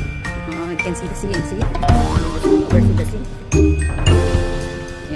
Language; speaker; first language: English; non-native, local second language; Filipino